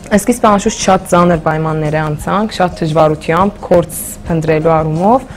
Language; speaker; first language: Armenian; early bilingual, heritage; Armenian